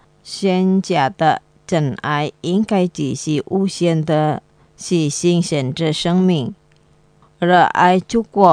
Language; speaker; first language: Chinese; non-native, learner; Indonesian